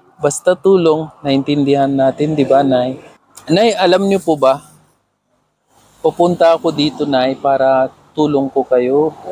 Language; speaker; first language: Filipino; non-native, learner; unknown